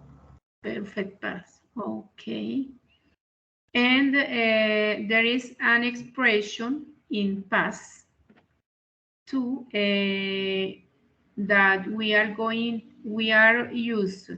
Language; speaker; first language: English; non-native, fluent; Spanish